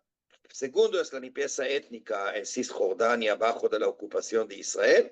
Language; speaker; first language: Spanish; non-native, fluent; Hebrew